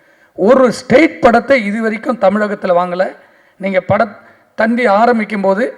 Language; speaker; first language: Tamil; native; Tamil